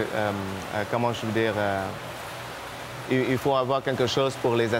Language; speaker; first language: French; non-native, fluent; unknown